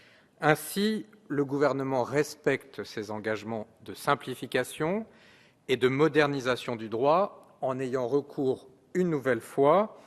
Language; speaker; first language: French; native; French